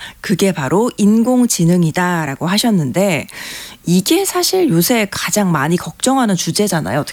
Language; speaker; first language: Korean; native; Korean